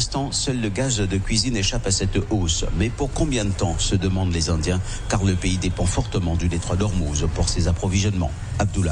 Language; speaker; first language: French; native; French